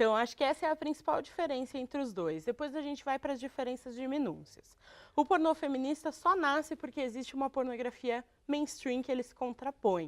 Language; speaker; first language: Portuguese; native; Portuguese